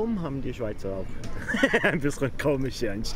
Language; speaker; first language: German; native; German